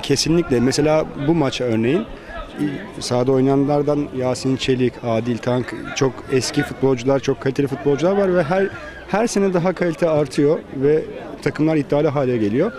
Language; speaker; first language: Turkish; native; Turkish